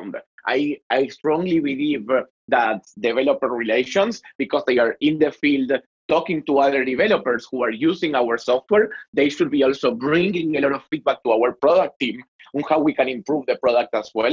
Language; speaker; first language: English; non-native, fluent; Spanish